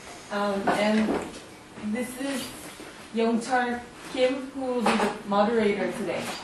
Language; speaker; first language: English; non-native, fluent; Korean